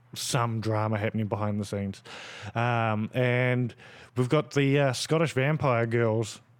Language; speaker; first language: English; native; English